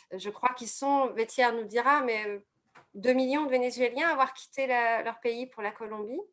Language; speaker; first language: French; native; French